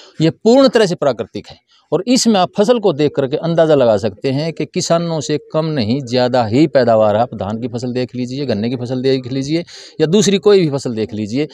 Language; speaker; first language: Hindi; native; Hindi